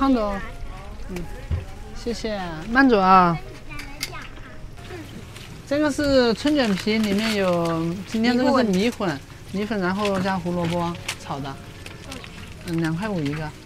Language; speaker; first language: Chinese; non-native, fluent; Indonesian